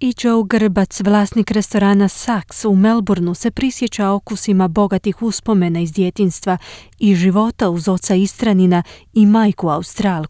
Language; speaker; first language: Croatian; native; Croatian